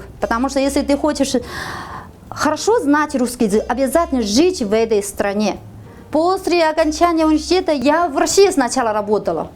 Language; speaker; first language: Russian; non-native, fluent; Chinese